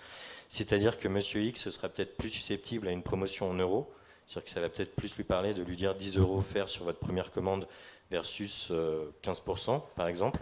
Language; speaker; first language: French; native; French